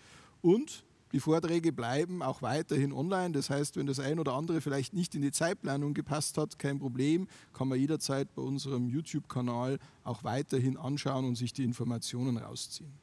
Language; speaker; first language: German; native; German